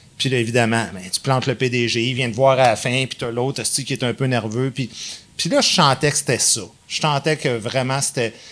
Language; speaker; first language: French; native; French